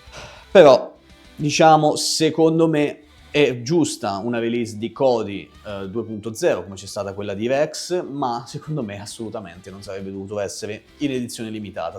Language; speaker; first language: Italian; native; Italian